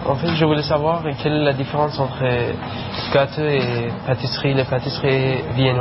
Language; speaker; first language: French; non-native, learner; Persian